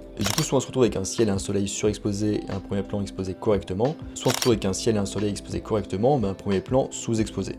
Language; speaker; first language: French; native; French